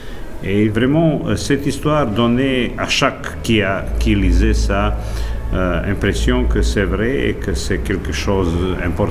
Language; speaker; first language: French; non-native, fluent; Serbian